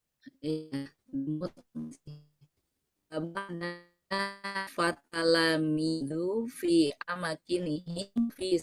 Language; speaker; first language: Arabic; non-native, learner; Indonesian